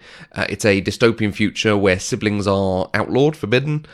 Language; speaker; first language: English; native; English